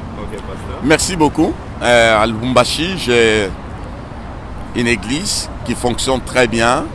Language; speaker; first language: French; non-native, local second language; Swahili